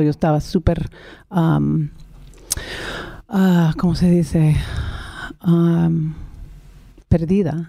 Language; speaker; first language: Spanish; non-native, fluent; English